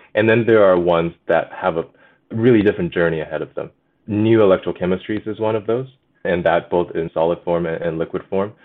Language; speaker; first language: English; early bilingual, other home language; Chinese